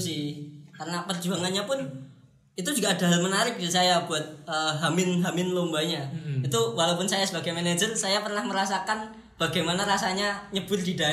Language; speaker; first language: Indonesian; native; Indonesian